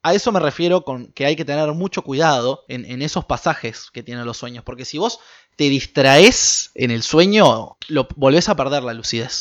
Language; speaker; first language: Spanish; native; Spanish